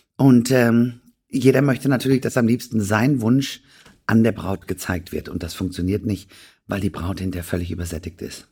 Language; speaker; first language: German; native; German